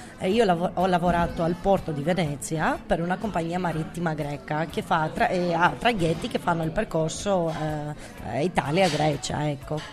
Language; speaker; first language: Italian; non-native, fluent; Greek